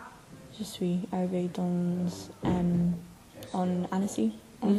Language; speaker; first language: French; non-native, learner; English